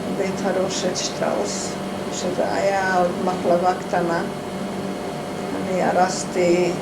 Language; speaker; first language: Hebrew; non-native, fluent; Hungarian